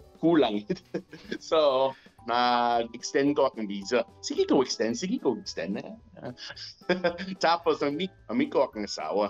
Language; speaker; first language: Filipino; non-native, learner; English